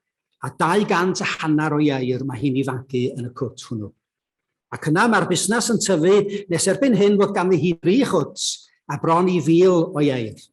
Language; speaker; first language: Welsh; native; Welsh